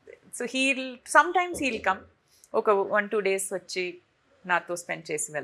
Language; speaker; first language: Telugu; non-native, fluent; Tamil